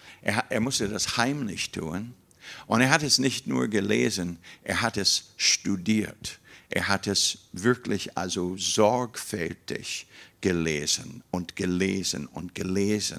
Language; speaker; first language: German; non-native, fluent; English